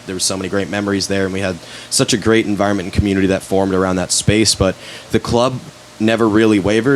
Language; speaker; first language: English; native; English